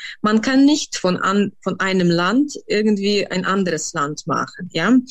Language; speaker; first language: German; non-native, fluent; Ukrainian